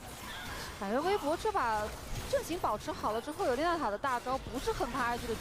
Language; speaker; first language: Chinese; native; Chinese